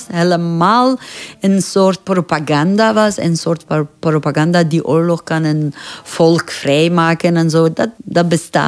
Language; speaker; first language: Dutch; non-native, fluent; Persian